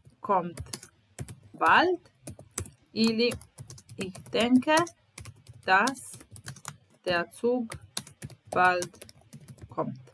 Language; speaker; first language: German; non-native, fluent; Serbian